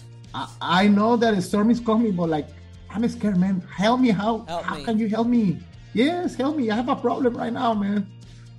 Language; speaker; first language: English; non-native, fluent; Spanish